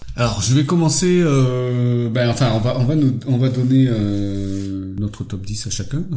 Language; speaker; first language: French; early bilingual, other home language; Lao